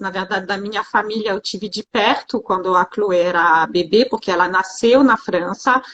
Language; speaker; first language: Portuguese; non-native, fluent; French